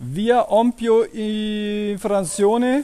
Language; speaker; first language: Italian; non-native, learner; German